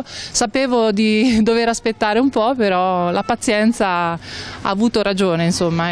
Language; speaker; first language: Italian; native; Italian